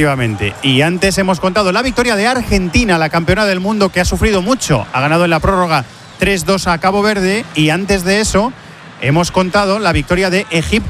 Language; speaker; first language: Spanish; native; Spanish